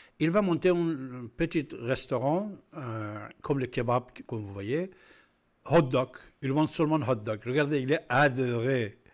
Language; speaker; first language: French; non-native, fluent; Persian